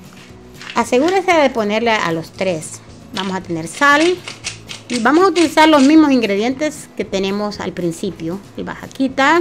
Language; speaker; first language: Spanish; native; Spanish